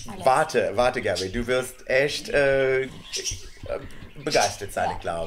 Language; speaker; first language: German; non-native, fluent; English